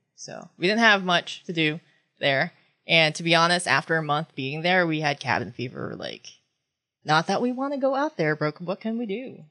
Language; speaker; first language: English; early bilingual, other home language; Filipino